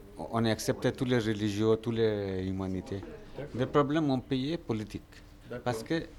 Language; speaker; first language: French; non-native, learner; Bangla